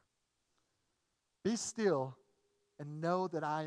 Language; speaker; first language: English; non-native, fluent; Spanish